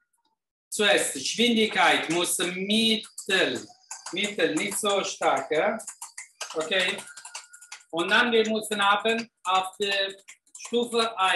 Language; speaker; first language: German; non-native, fluent; Italian